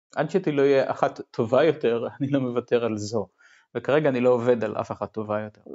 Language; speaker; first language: Hebrew; native; Hebrew